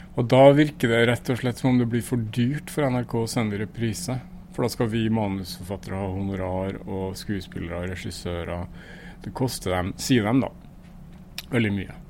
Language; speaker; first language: Norwegian; native; Norwegian